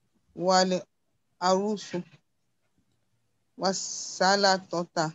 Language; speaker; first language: Arabic; non-native, learner; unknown